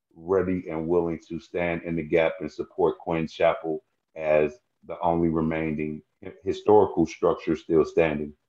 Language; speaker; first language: English; native; English